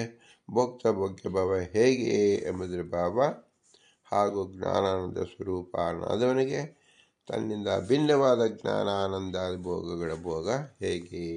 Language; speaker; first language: Kannada; native; Kannada